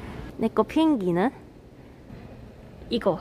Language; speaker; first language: Korean; non-native, learner; Cantonese